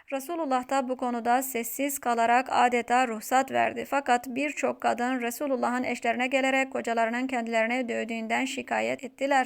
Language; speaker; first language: Turkish; native; Turkish